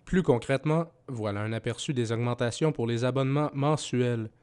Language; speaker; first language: French; native; French